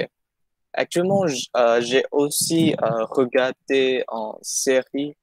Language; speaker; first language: French; non-native, learner; English